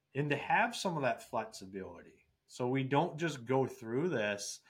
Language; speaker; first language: English; native; English